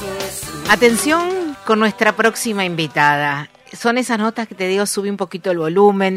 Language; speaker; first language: Spanish; native; Spanish